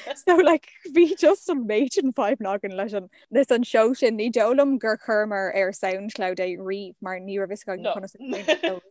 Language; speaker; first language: Irish; non-native, local second language; English